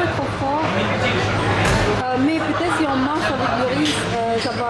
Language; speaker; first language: French; non-native, fluent; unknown